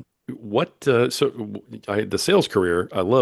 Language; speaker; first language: English; native; English